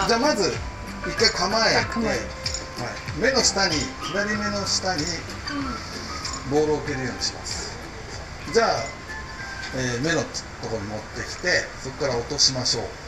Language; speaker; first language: Japanese; native; Japanese